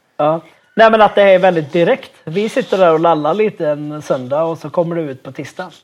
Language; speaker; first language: Swedish; native; Swedish